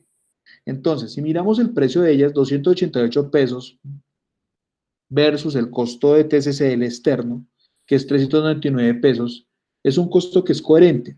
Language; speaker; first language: Spanish; native; Spanish